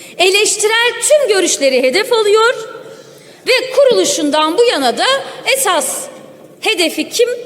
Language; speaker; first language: Turkish; non-native, local second language; Kurdish